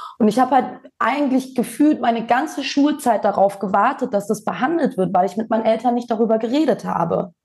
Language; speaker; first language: German; early bilingual, other home language; Bosnian